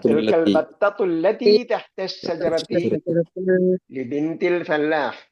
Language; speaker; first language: Arabic; non-native, fluent; Malayalam